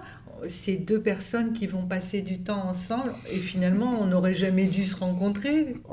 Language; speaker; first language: French; native; French